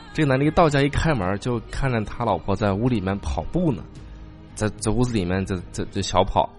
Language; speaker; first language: Chinese; native; Chinese